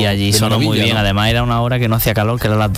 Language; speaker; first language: Spanish; native; Spanish